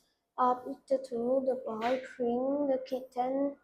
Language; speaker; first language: English; non-native, learner; Vietnamese